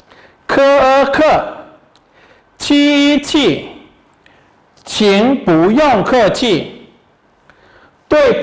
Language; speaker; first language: Chinese; non-native, fluent; Khmer